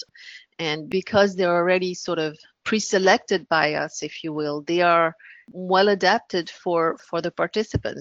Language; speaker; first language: English; non-native, local second language; French